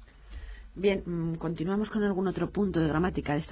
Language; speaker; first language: Spanish; native; Spanish